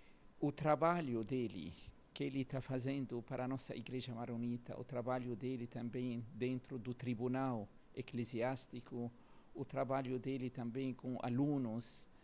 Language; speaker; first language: Portuguese; non-native, fluent; Arabic